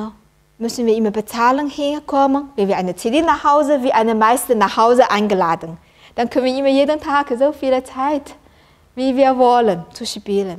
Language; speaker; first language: German; non-native, learner; Chinese